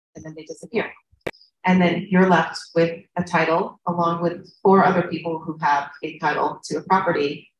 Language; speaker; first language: English; native; English